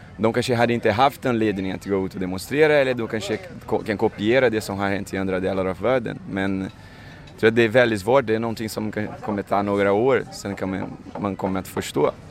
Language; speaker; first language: Swedish; non-native, fluent; Portuguese